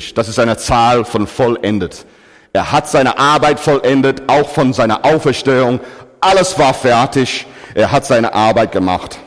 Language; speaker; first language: German; non-native, fluent; English